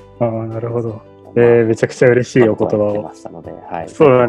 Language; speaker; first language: Japanese; native; Japanese